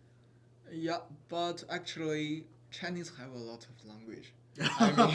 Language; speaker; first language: English; non-native, learner; Chinese